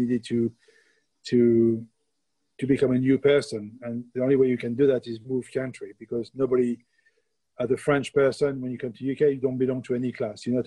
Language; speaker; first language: English; non-native, fluent; French